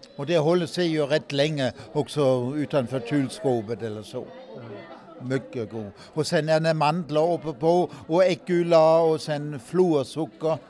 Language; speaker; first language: Swedish; non-native, fluent; German